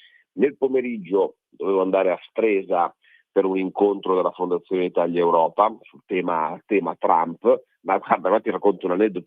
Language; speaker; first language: Italian; native; Italian